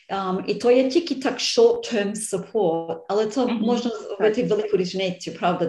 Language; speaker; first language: Ukrainian; early bilingual, heritage; Ukrainian